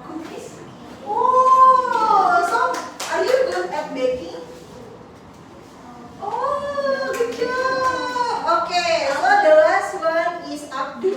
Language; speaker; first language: English; non-native, fluent; Indonesian